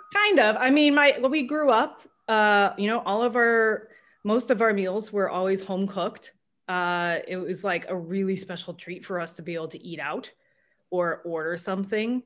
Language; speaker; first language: English; native; English